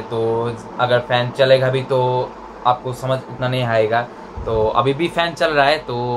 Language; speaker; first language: Hindi; non-native, local second language; Bangla